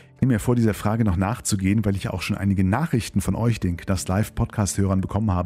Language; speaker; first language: German; native; German